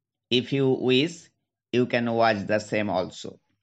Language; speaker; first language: English; non-native, local second language; Bangla